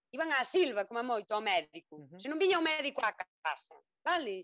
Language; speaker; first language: Spanish; non-native, local second language; Galician